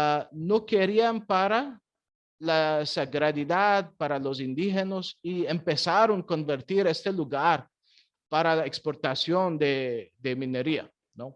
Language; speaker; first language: Spanish; non-native, fluent; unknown